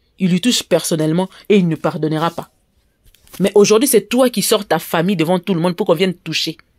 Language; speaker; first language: French; non-native, local second language; Lingala